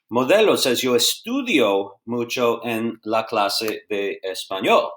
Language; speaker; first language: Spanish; non-native, fluent; English